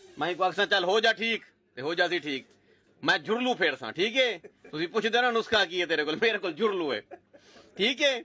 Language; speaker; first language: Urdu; non-native, local second language; Saraiki